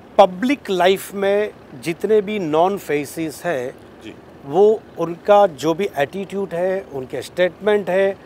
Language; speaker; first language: Hindi; non-native, local second language; Gujarati